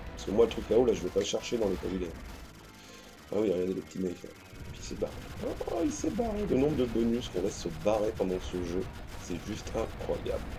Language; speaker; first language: French; native; French